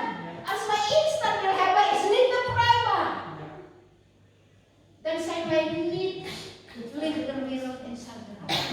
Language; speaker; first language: Dutch; non-native, fluent; Indonesian